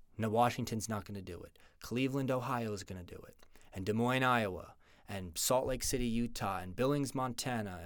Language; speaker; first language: English; native; English